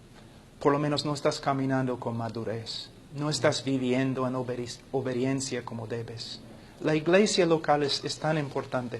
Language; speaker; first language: Spanish; non-native, fluent; English